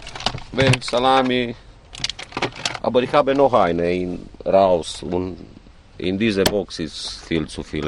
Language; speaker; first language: German; non-native, learner; Romanian